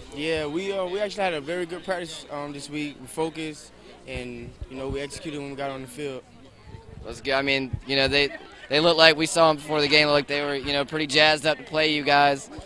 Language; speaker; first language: English; native; English